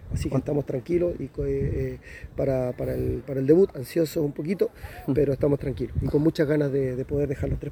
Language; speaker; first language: Spanish; native; Spanish